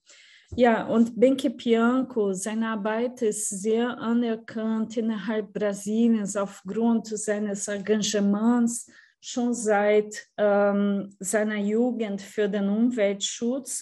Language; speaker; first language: German; non-native, fluent; Portuguese